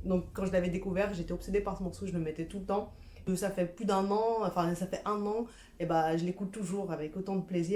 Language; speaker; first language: French; native; French